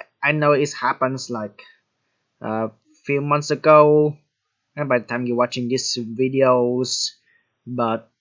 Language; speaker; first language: English; non-native, fluent; Vietnamese